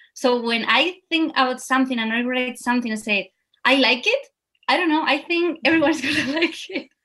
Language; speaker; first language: English; non-native, fluent; Spanish